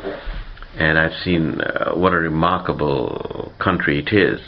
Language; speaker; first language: English; non-native, local second language; Gujarati